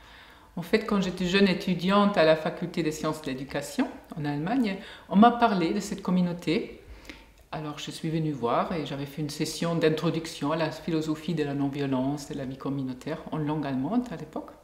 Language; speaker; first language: French; non-native, fluent; German